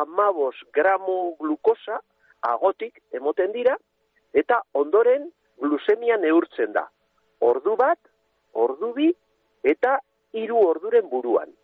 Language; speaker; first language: Basque; native; Basque